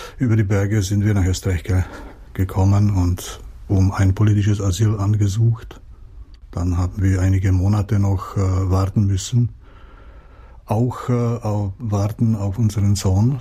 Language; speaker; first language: German; non-native, fluent; Czech